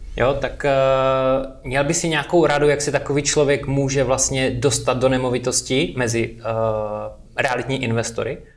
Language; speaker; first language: Czech; native; Czech